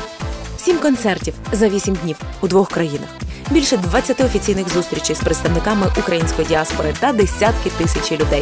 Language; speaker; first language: Ukrainian; native; Ukrainian